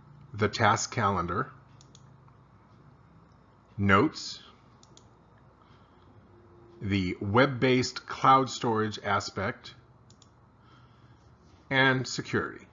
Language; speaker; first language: English; native; English